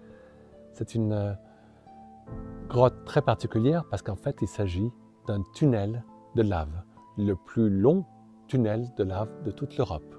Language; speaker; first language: French; native; French